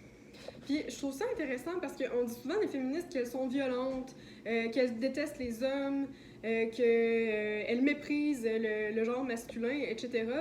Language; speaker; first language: French; native; French